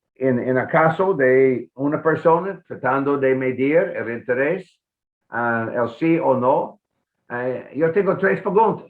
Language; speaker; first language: Spanish; non-native, fluent; English